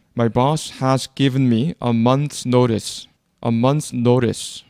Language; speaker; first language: English; non-native, fluent; Korean